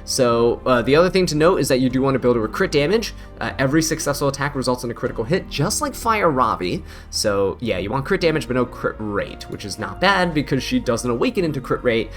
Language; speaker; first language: English; native; English